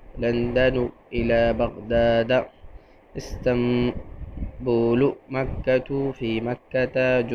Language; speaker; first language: Arabic; non-native, fluent; Urdu